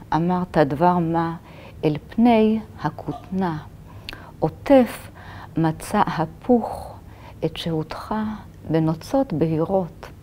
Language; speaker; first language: Hebrew; native; Hebrew